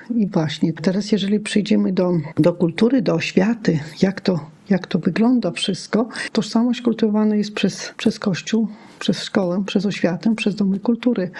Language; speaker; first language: Polish; non-native, local second language; Lithuanian